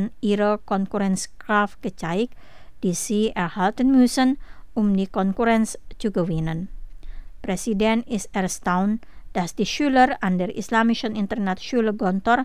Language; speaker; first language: German; non-native, fluent; Indonesian